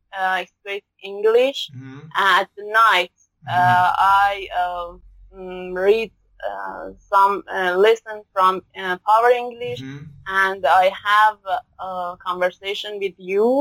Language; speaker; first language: English; non-native, learner; Persian